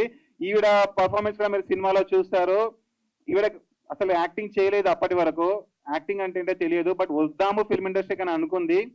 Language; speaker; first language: Telugu; native; Telugu